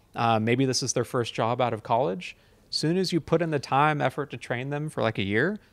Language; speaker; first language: English; native; English